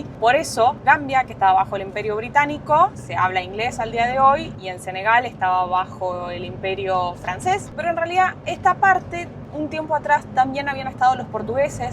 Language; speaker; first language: Spanish; native; Spanish